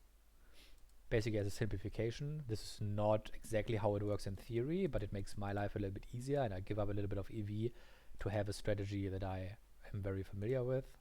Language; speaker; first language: English; non-native, fluent; German